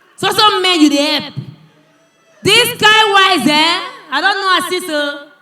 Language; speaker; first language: Nigerian Pidgin; native; Nigerian Pidgin